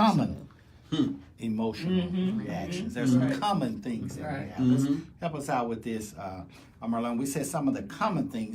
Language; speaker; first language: English; native; English